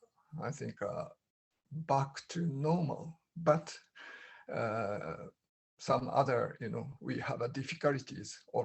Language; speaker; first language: English; non-native, learner; Japanese